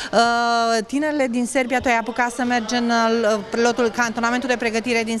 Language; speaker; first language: Romanian; native; Romanian